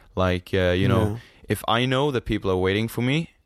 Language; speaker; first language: English; non-native, fluent; Swedish